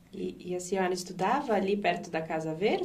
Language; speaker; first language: Portuguese; native; Portuguese